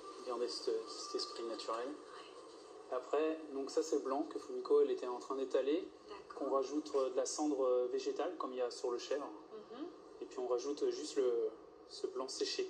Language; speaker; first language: French; native; French